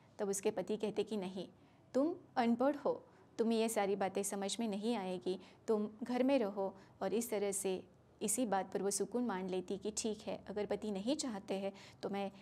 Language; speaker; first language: Hindi; non-native, local second language; Marathi